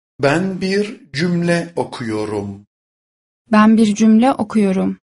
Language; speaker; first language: Turkish; non-native, fluent; Persian